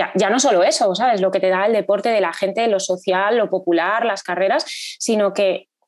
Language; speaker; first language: Spanish; native; Spanish